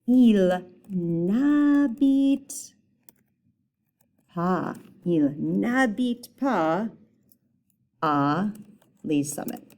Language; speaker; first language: French; non-native, fluent; English